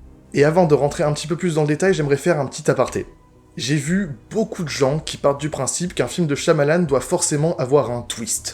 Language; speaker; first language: French; native; French